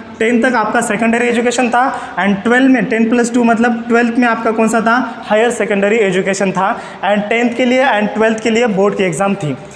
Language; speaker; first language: Hindi; non-native, local second language; Marathi